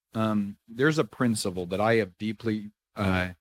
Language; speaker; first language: English; native; English